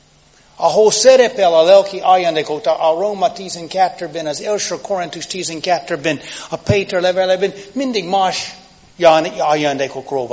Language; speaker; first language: Hungarian; non-native, fluent; English